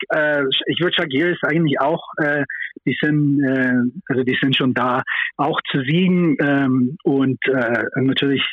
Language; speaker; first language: German; non-native, fluent; English